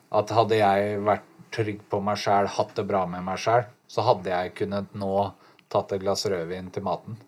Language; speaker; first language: Norwegian; native; Norwegian